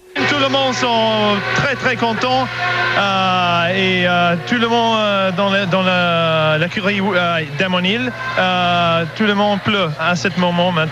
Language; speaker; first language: French; non-native, learner; English